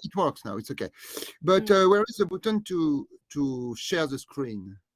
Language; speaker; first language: English; non-native, fluent; French